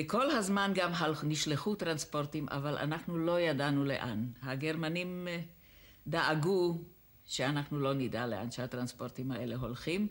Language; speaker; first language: Hebrew; non-native, fluent; Czech